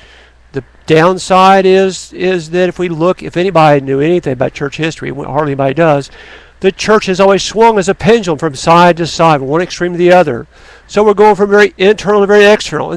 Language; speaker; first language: English; native; English